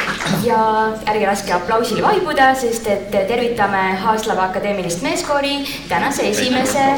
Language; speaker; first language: Estonian; native; Estonian